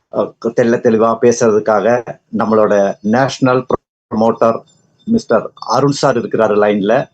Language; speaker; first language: Tamil; native; Tamil